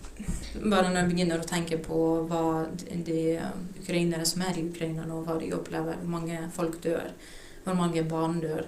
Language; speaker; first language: Norwegian; non-native, fluent; Ukrainian